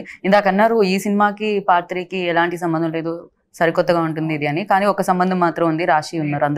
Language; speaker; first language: Telugu; native; Telugu